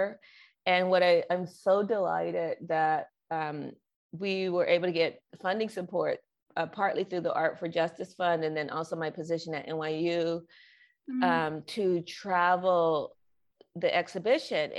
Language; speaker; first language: English; native; English